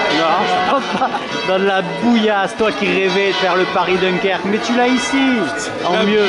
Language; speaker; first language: French; native; French